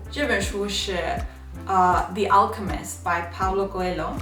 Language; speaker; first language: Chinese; non-native, learner; Spanish